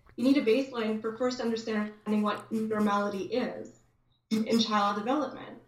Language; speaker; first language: English; native; English